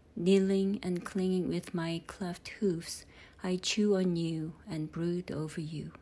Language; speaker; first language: English; non-native, fluent; Korean